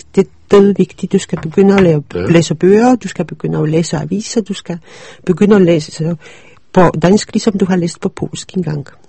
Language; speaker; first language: Danish; early bilingual, other home language; Polish